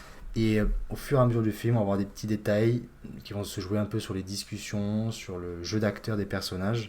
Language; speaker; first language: French; native; French